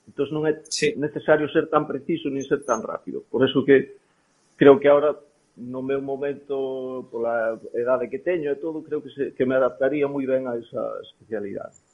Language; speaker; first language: Galician; native; Galician